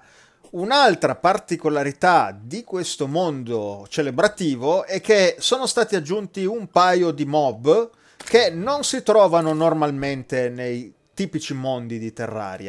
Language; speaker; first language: Italian; native; Italian